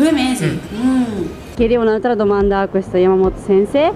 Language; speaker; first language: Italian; non-native, fluent; Japanese